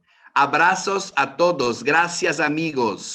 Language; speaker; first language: Spanish; non-native, fluent; Portuguese